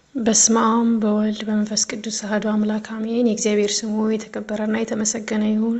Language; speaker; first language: Amharic; native; Amharic